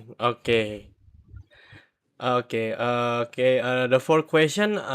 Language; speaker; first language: English; non-native, learner; Indonesian